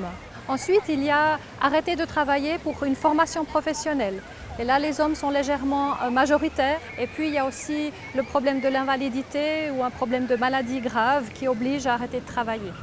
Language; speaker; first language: French; native; French